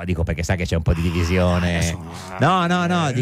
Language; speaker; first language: Italian; native; Italian